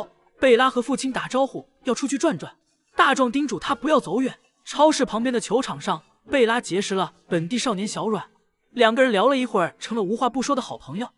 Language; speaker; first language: Chinese; native; Chinese